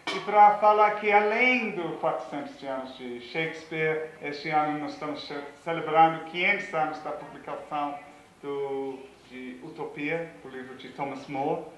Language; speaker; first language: Portuguese; non-native, fluent; English